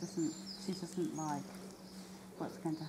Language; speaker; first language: English; native; English